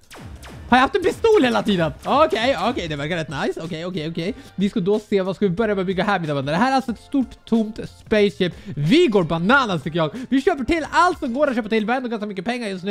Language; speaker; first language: Swedish; native; Swedish